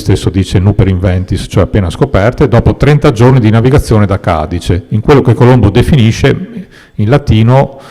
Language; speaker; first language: Italian; native; Italian